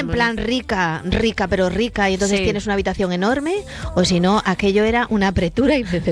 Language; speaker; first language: Spanish; native; Spanish